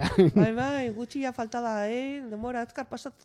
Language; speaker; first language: Basque; non-native, local second language; Spanish